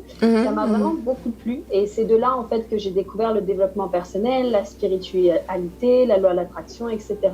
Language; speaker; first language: French; native; French